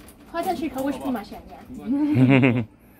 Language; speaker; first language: Korean; non-native, learner; Russian